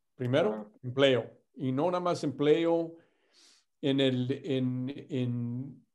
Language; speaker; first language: Spanish; non-native, fluent; English